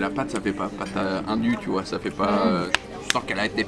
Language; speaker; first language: French; native; French